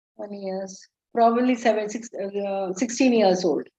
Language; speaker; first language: English; non-native, local second language; Kannada